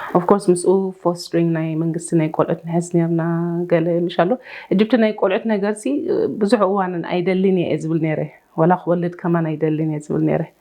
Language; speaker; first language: Tigrinya; early bilingual, heritage; Tigrinya